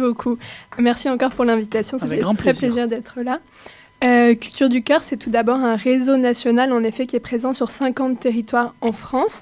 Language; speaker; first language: French; native; French